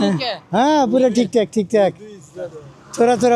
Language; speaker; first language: Hindi; non-native, learner; Bangla